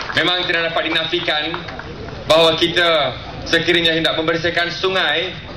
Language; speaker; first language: Malay; non-native, local second language; Tamil